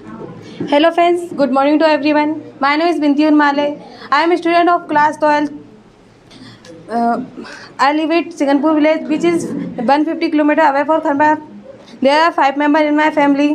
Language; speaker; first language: English; non-native, learner; Hindi